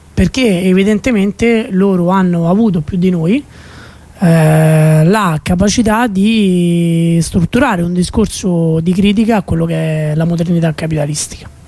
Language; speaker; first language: Italian; native; Italian